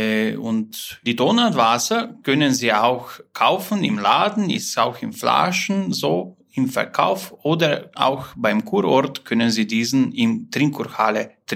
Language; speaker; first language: German; non-native, fluent; Slovenian